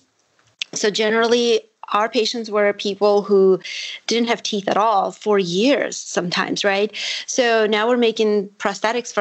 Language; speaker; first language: English; non-native, fluent; Armenian